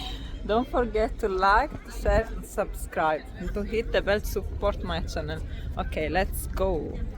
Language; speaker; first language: English; non-native, fluent; Italian